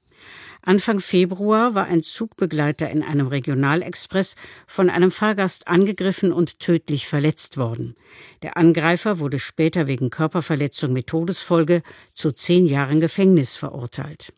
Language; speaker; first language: German; native; German